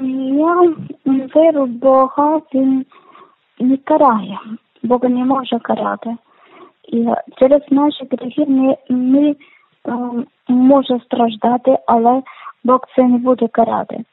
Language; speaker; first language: Ukrainian; non-native, learner; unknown